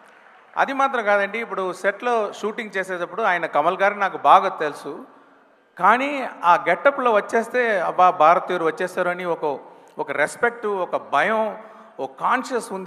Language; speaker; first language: Telugu; non-native, fluent; Tamil